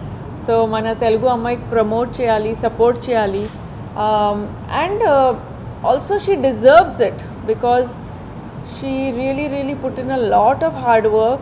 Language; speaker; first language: Telugu; non-native, fluent; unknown